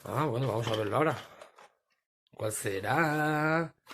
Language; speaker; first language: Spanish; native; Spanish